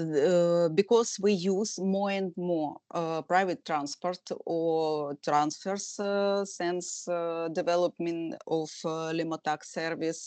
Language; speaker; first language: English; non-native, learner; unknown